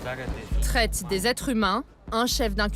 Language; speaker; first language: French; native; French